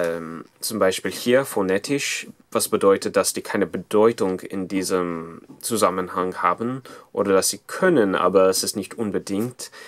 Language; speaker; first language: German; non-native, fluent; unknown